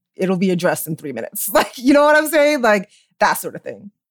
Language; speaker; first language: English; early bilingual, other home language; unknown